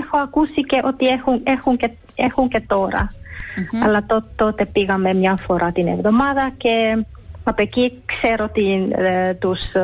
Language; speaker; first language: Greek; early bilingual, heritage; Greek